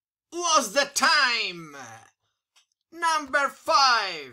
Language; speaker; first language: English; non-native, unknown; Italian